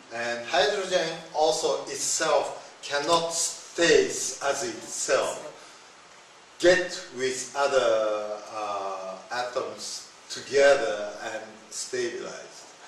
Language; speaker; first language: English; non-native, fluent; Japanese